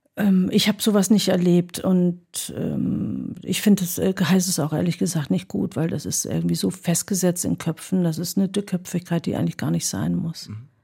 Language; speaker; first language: German; early bilingual, other home language; Greek